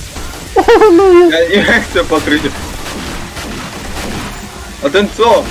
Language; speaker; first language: Polish; native; Polish